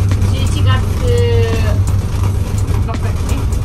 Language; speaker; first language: Japanese; non-native, learner; German